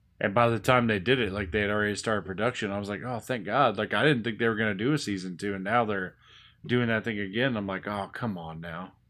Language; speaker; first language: English; native; English